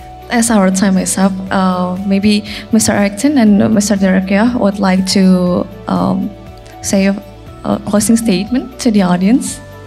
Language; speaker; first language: English; non-native, fluent; Indonesian